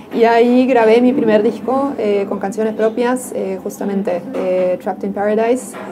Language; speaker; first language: Spanish; non-native, fluent; German